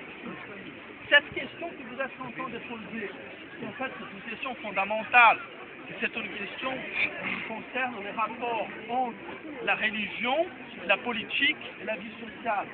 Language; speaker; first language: French; non-native, fluent; Portuguese